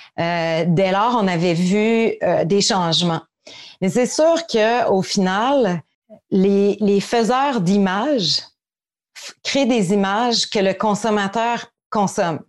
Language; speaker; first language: French; native; French